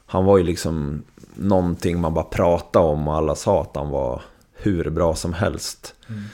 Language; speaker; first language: Swedish; native; Swedish